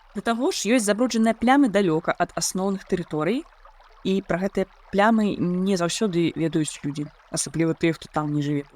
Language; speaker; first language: Belarusian; non-native, local second language; Russian